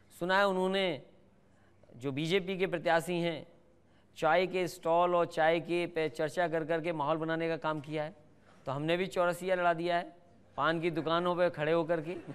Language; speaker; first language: Hindi; native; Hindi